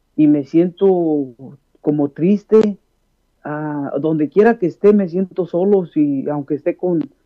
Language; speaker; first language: Spanish; native; Spanish